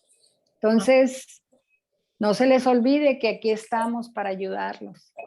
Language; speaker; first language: Spanish; native; Spanish